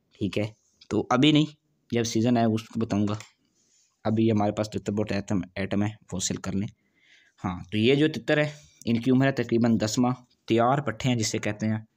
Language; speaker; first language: Urdu; non-native, local second language; Punjabi